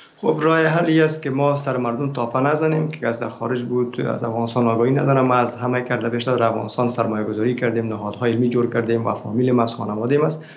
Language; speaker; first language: Persian; native; Persian